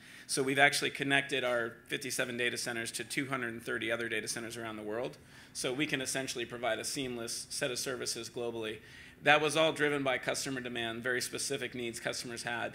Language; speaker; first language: English; native; English